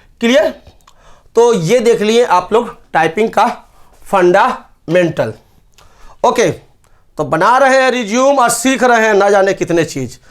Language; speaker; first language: Hindi; native; Hindi